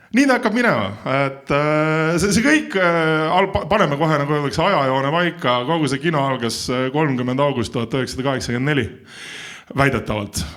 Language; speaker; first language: Estonian; non-native, local second language; Russian